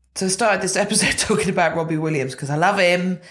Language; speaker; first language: English; native; English